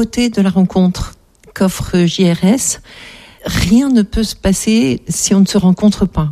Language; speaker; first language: French; native; French